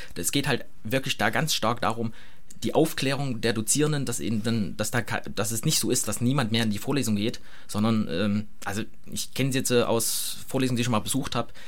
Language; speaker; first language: German; native; German